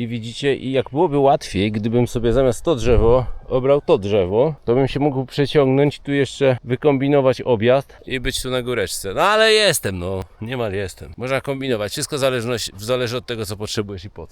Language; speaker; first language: Polish; native; Polish